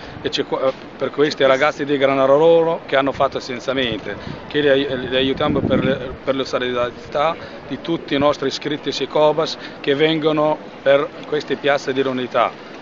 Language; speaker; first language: Italian; non-native, learner; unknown